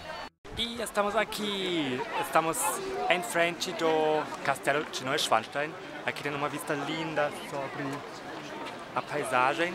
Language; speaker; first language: Portuguese; non-native, fluent; German